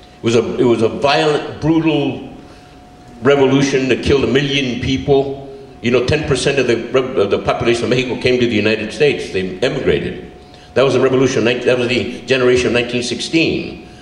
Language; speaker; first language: English; early bilingual, other home language; Spanish